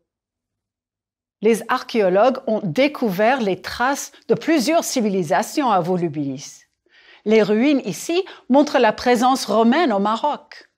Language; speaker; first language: French; non-native, fluent; English